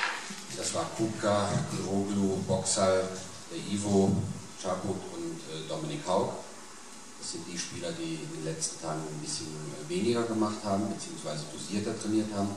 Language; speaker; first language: German; native; German